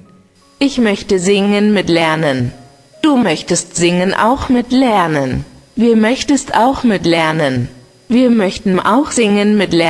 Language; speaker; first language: German; non-native, learner; Vietnamese